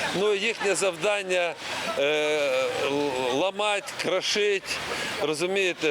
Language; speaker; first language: Ukrainian; non-native, local second language; Russian